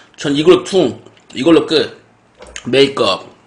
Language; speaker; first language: Korean; native; Korean